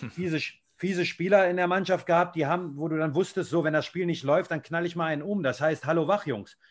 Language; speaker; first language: German; native; German